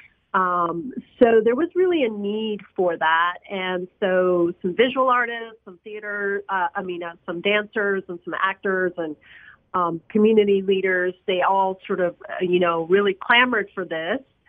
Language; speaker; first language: English; early bilingual, other home language; Spanish